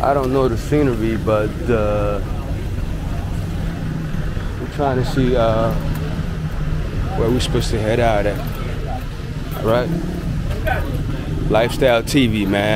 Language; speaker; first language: English; native; English